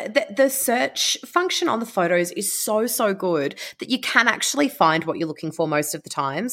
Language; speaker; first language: English; native; English